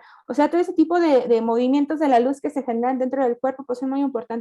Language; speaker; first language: Spanish; native; Spanish